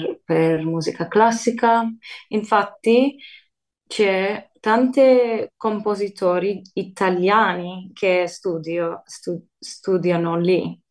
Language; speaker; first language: Italian; early bilingual, heritage; English